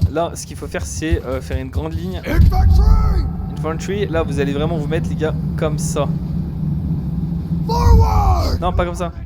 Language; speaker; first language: French; native; French